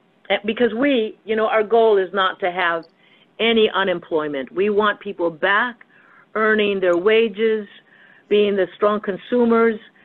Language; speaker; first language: English; early bilingual, other home language; Spanish